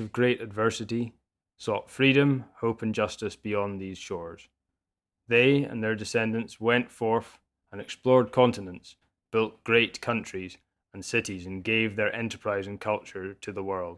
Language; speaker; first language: English; native; English